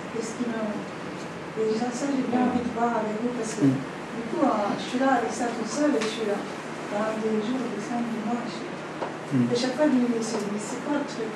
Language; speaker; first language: French; native; French